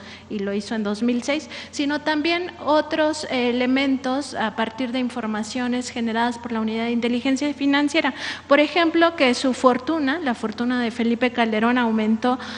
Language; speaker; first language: Spanish; native; Spanish